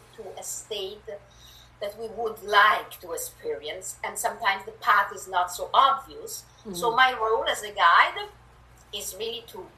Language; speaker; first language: English; non-native, fluent; Italian